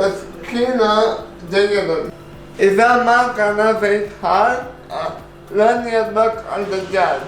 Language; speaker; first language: Arabic; non-native, learner; Urdu